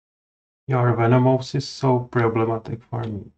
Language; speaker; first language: English; non-native, fluent; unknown